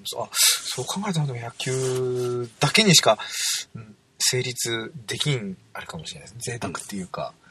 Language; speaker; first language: Japanese; native; Japanese